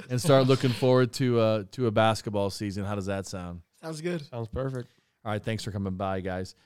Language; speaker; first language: English; native; English